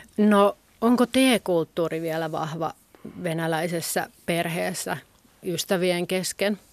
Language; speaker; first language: Finnish; native; Finnish